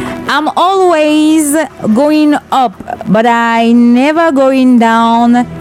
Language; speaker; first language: English; non-native, local second language; French